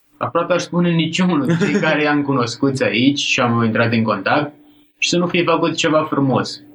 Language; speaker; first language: Romanian; non-native, fluent; Italian